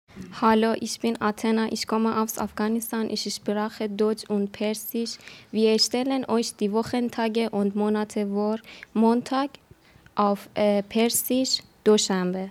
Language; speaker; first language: German; non-native, learner; Persian